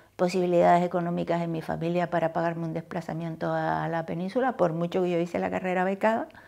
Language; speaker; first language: Spanish; native; Spanish